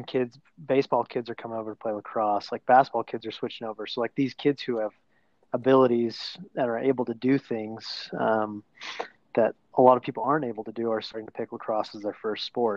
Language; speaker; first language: English; native; English